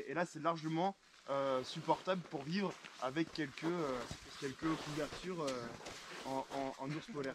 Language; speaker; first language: French; native; French